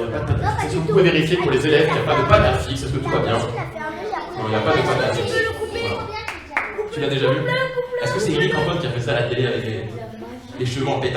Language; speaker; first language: French; native; French